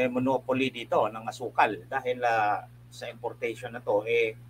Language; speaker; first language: Filipino; native; Filipino